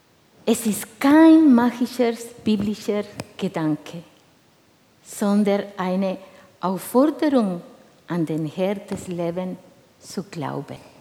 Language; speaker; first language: German; non-native, fluent; Spanish